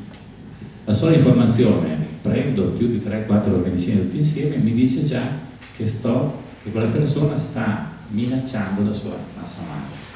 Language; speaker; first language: Italian; native; Italian